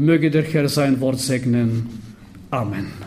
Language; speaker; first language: German; non-native, fluent; Bulgarian